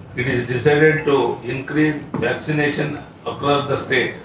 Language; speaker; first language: English; non-native, local second language; Kannada